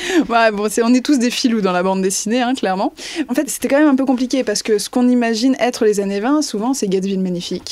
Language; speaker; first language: French; native; French